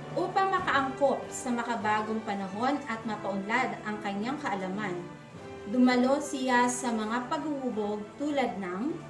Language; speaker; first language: Filipino; native; Filipino